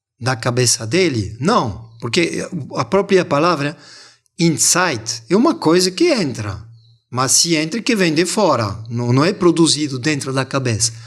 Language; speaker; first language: Portuguese; non-native, fluent; French